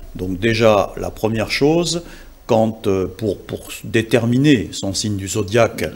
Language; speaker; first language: French; native; French